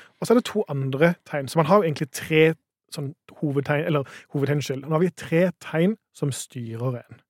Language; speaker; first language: Norwegian; native; Norwegian